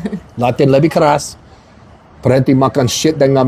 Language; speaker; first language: Indonesian; non-native, learner; English